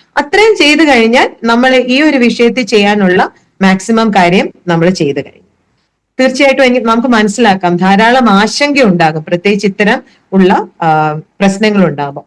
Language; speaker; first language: Malayalam; native; Malayalam